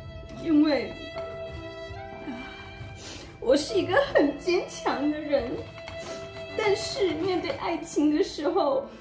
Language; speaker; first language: Chinese; non-native, fluent; Portuguese